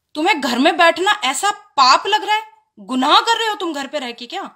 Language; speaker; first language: Hindi; native; Hindi